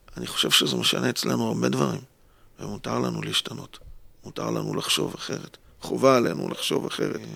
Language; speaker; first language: Hebrew; native; Hebrew